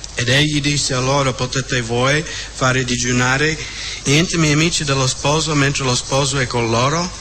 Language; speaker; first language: Italian; non-native, fluent; English